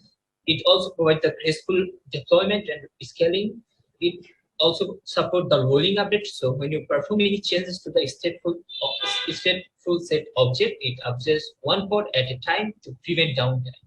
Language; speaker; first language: English; non-native, local second language; Bangla